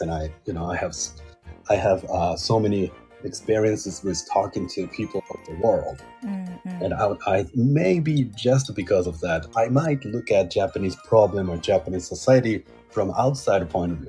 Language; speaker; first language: English; non-native, fluent; Japanese